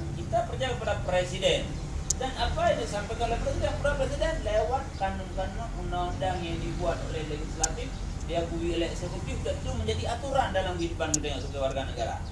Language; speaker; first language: Malay; non-native, local second language; Achinese